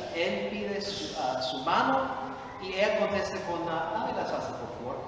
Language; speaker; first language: Spanish; non-native, fluent; English